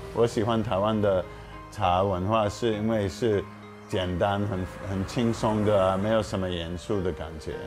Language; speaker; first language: Chinese; non-native, fluent; English